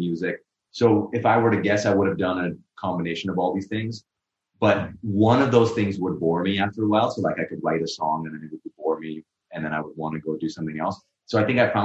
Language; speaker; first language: English; non-native, local second language; Urdu